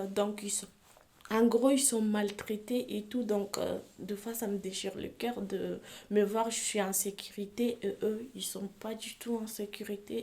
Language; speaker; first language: French; non-native, fluent; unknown